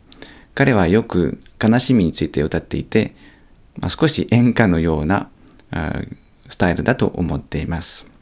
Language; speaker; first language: Japanese; non-native, fluent; French